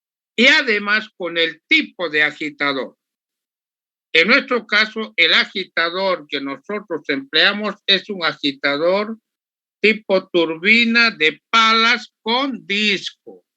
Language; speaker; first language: Spanish; native; Spanish